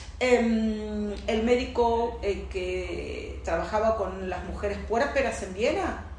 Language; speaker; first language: Spanish; native; Spanish